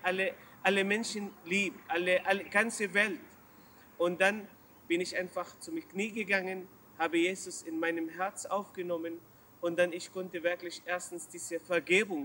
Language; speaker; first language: German; non-native, learner; Arabic